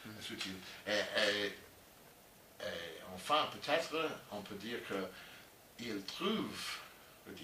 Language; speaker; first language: French; non-native, learner; English